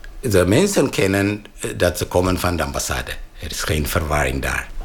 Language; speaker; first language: Dutch; non-native, fluent; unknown